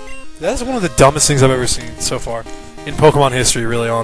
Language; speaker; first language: English; native; English